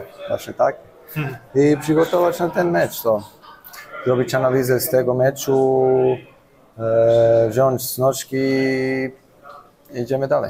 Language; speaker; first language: Polish; non-native, fluent; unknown